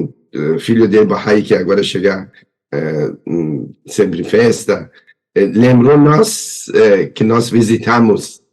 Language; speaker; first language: Portuguese; non-native, learner; Persian